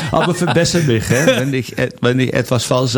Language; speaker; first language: German; non-native, fluent; Dutch